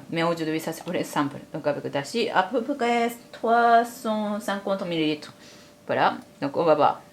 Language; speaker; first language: French; non-native, fluent; Japanese